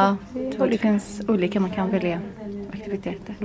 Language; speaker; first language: Swedish; non-native, learner; Arabic